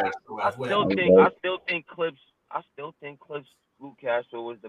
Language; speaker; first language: English; native; English